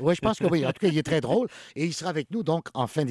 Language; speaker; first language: French; native; French